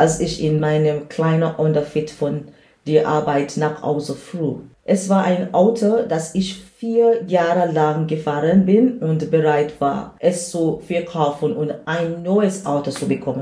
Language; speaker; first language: German; non-native, learner; English